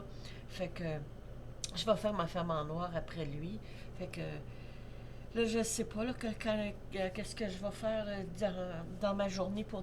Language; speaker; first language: French; native; French